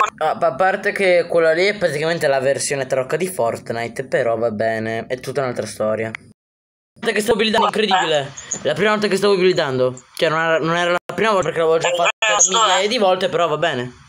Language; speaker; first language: Italian; native; Italian